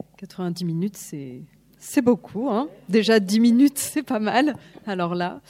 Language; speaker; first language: French; native; French